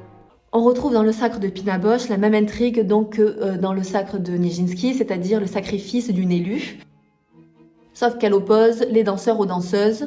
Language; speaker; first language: French; native; French